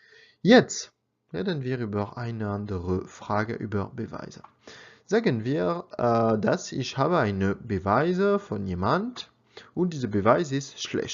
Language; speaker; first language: German; non-native, learner; French